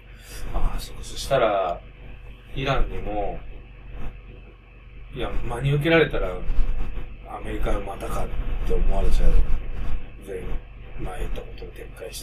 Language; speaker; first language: Japanese; native; Japanese